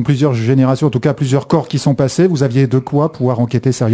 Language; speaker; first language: French; native; French